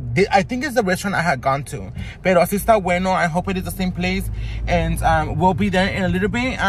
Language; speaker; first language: English; early bilingual, other home language; Spanish